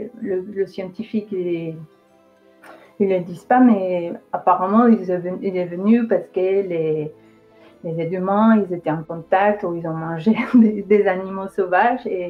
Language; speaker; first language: French; non-native, fluent; Spanish